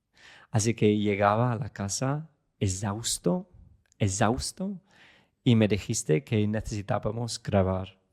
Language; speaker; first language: Spanish; non-native, fluent; English